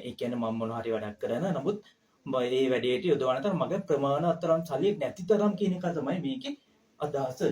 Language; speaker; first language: Sinhala; native; Sinhala